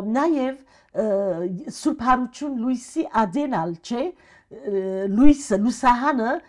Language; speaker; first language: Armenian; early bilingual, heritage; Armenian